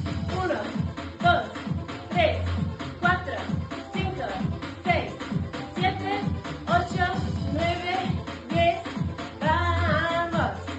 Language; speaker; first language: Spanish; non-native, fluent; Welsh